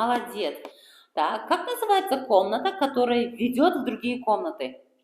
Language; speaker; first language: Russian; non-native, local second language; Kara-Kalpak